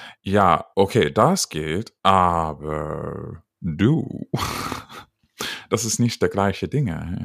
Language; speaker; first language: German; non-native, learner; English